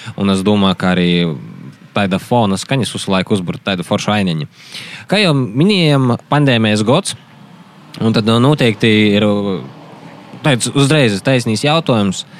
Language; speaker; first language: Latvian; native; Latvian